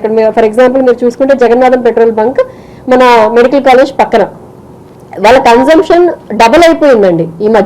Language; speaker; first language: Telugu; native; Telugu